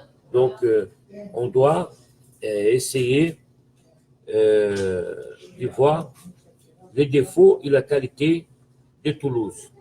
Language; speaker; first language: French; non-native, fluent; Portuguese